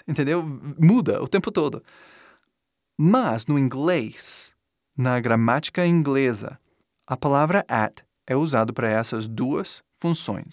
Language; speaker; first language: Portuguese; non-native, fluent; English